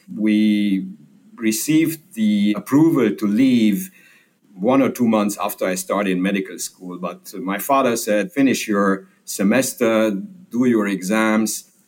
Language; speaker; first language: English; non-native, fluent; Hungarian